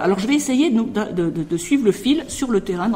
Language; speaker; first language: French; native; French